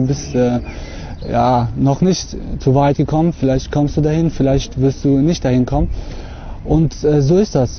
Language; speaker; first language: German; early bilingual, other home language; Russian